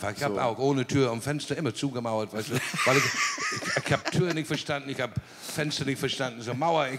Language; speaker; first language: German; non-native, fluent; English